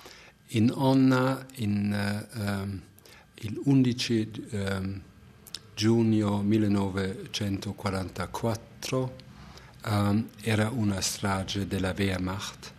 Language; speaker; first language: Italian; non-native, fluent; German